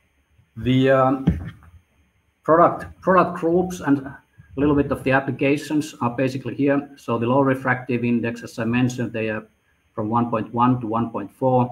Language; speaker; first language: English; non-native, fluent; Finnish